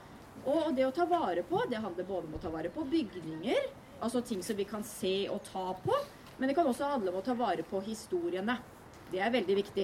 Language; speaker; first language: Norwegian; native; Norwegian